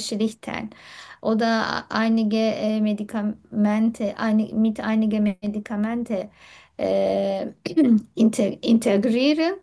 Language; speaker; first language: German; non-native, learner; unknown